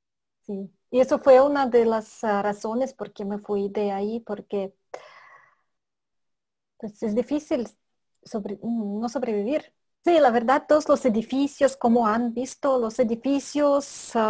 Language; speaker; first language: Spanish; non-native, fluent; Russian